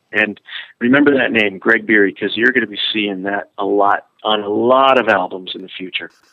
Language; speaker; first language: English; early bilingual, other home language; Spanish